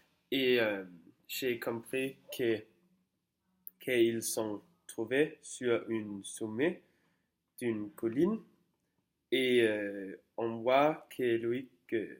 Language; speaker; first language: French; non-native, learner; Danish